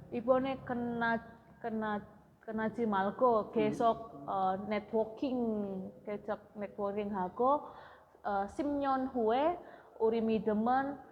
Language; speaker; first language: Korean; non-native, learner; Indonesian